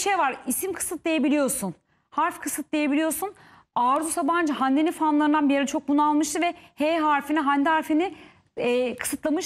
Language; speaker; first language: Turkish; native; Turkish